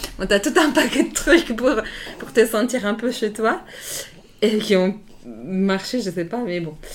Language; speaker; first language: French; non-native, fluent; Italian